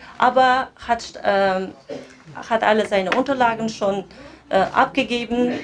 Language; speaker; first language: German; non-native, fluent; Kazakh